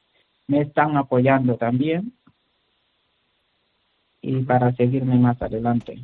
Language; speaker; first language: Spanish; non-native, learner; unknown